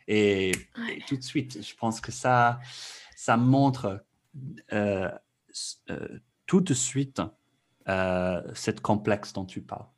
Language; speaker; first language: French; non-native, fluent; English